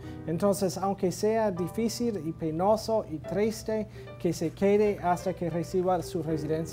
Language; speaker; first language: Spanish; non-native, fluent; English